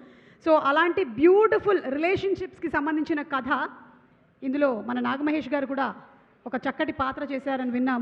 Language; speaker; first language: Telugu; native; Telugu